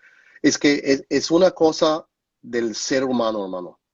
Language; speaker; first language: Spanish; non-native, fluent; English